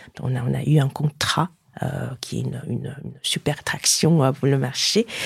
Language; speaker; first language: French; non-native, fluent; Chinese